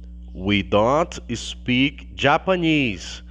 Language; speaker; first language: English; non-native, learner; Portuguese